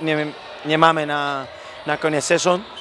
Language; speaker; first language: Polish; non-native, learner; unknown